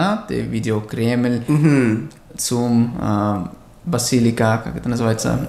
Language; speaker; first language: Russian; non-native, fluent; English